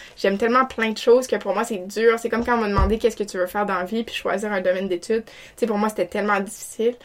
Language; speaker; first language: French; native; French